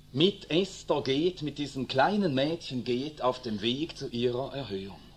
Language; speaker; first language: German; early bilingual, other home language; Swedish